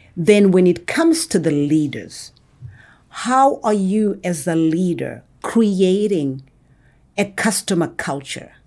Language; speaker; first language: English; non-native, local second language; Shona